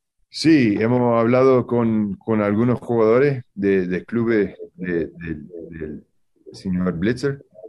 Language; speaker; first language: Spanish; early bilingual, heritage; Spanish